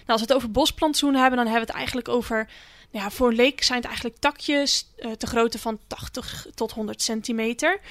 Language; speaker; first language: Dutch; native; Dutch